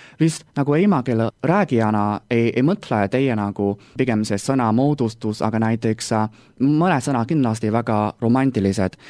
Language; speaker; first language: Estonian; non-native, learner; Chinese